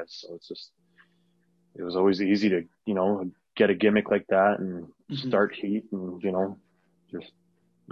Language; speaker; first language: English; non-native, fluent; Arabic